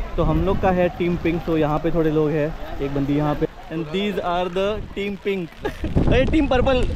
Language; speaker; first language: Hindi; non-native, local second language; Marathi